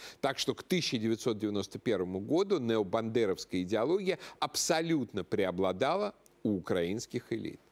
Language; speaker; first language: Russian; native; Russian